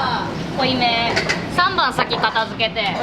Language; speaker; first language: Japanese; native; Japanese